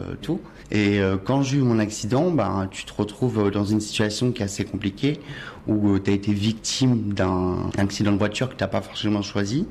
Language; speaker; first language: French; early bilingual, other home language; Latvian